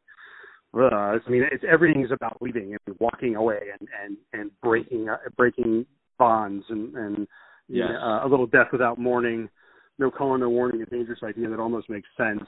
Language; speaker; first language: English; native; English